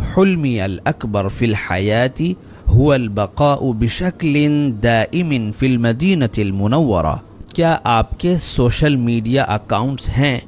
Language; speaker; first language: Urdu; native; Urdu